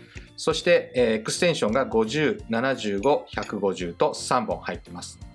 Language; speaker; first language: Japanese; native; Japanese